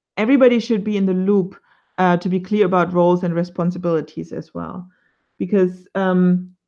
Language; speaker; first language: English; non-native, fluent; German